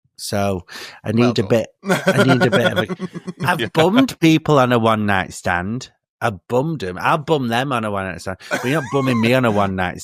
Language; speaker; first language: English; native; English